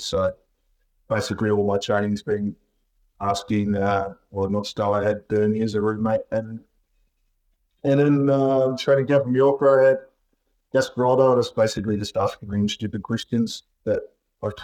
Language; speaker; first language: English; native; English